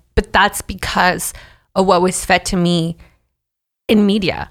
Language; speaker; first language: English; early bilingual, other home language; Spanish